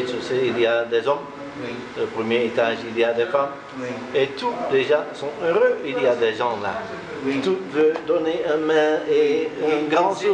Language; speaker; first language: French; non-native, learner; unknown